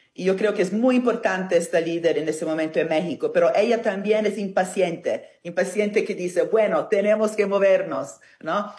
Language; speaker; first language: Spanish; non-native, fluent; Italian